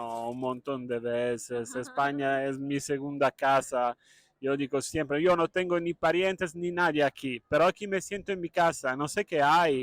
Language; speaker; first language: Spanish; non-native, fluent; Italian